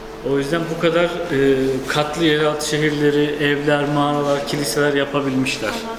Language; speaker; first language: Turkish; native; Turkish